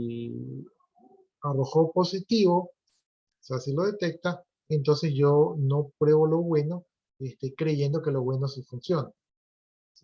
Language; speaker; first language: Spanish; native; Spanish